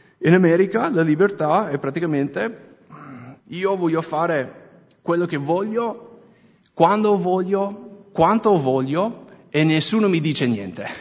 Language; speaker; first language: Italian; non-native, fluent; English